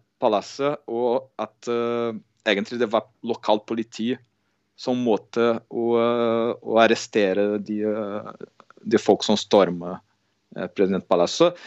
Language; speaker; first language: Norwegian; non-native, fluent; Portuguese